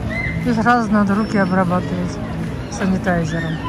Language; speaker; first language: Russian; native; Russian